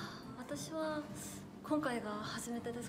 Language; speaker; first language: Japanese; non-native, fluent; Korean